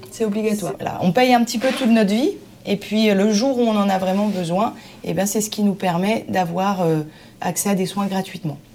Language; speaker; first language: French; native; French